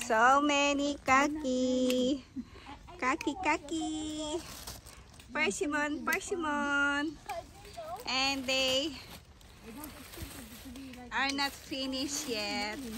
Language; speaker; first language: English; non-native, local second language; Filipino